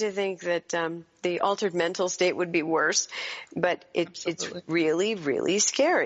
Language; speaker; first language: English; native; English